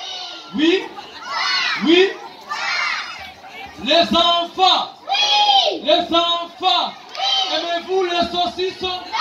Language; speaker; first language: French; non-native, local second language; Kinyarwanda